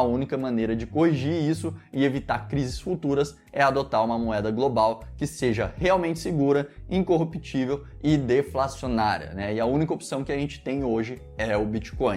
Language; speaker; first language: Portuguese; native; Portuguese